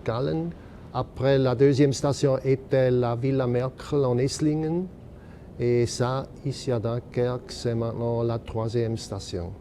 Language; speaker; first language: French; non-native, fluent; German